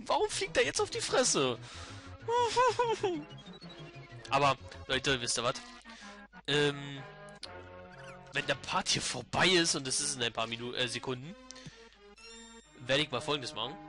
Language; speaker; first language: German; native; German